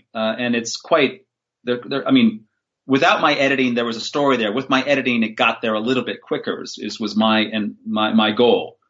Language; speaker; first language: English; native; English